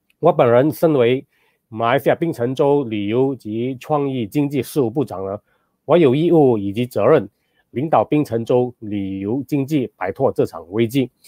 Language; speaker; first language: Chinese; native; Chinese